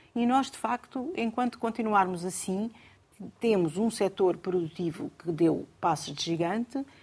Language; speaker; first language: Portuguese; native; Portuguese